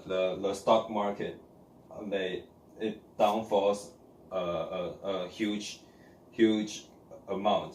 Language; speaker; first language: English; non-native, learner; Chinese